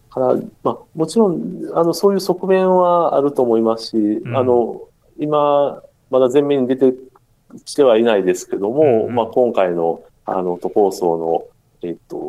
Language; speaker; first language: Japanese; native; Japanese